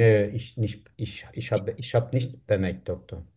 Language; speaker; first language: German; non-native, learner; Turkish